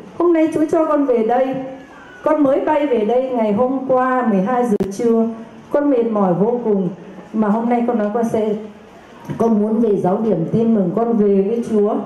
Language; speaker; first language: Vietnamese; native; Vietnamese